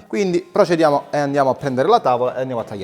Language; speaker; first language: Italian; native; Italian